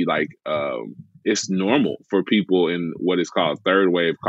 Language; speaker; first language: English; native; English